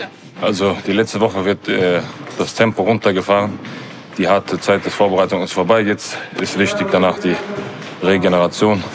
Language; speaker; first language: German; native; German